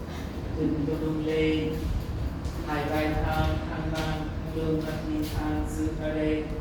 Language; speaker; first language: Vietnamese; non-native, learner; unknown